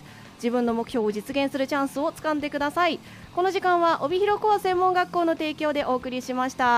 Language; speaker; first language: Japanese; native; Japanese